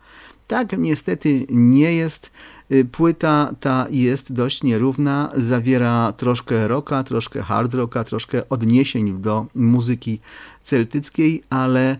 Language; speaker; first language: Polish; native; Polish